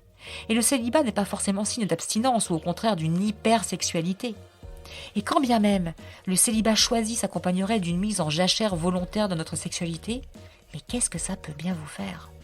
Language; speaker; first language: French; native; French